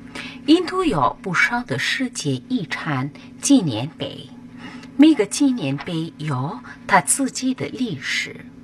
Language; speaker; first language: Chinese; non-native, learner; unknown